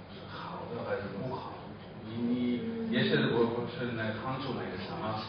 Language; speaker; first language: Chinese; non-native, learner; German